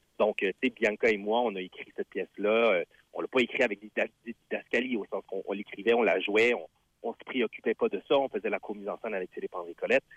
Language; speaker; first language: French; native; French